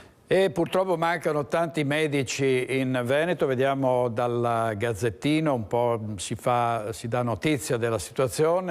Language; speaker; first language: Italian; native; Italian